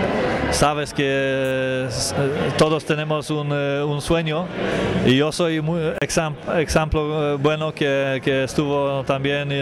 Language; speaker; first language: Spanish; non-native, learner; Polish